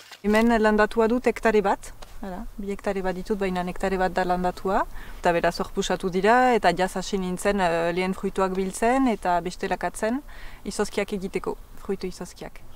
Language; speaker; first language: Basque; native; Basque